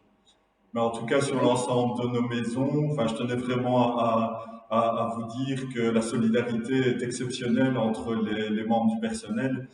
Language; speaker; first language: French; native; French